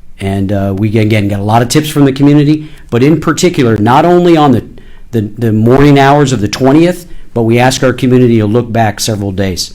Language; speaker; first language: English; native; English